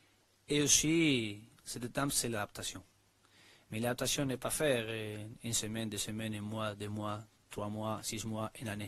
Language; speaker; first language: French; non-native, learner; Spanish